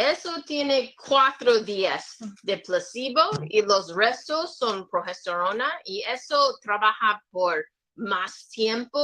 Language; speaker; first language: Spanish; non-native, learner; English